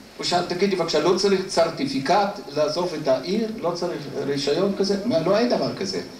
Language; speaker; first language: Hebrew; non-native, fluent; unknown